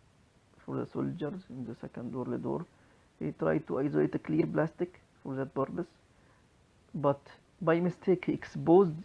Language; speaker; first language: English; non-native, local second language; Arabic